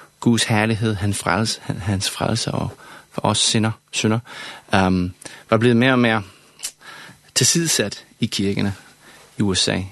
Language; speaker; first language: Danish; non-native, fluent; English